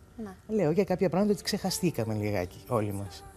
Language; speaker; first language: Greek; native; Greek